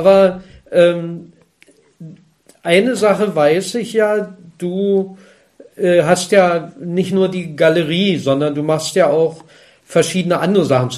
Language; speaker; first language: German; native; German